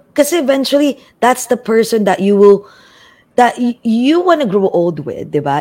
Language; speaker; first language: English; non-native, local second language; Filipino